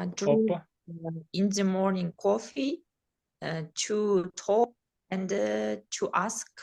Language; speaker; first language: English; non-native, learner; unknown